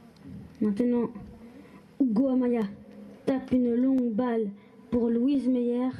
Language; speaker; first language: French; native; French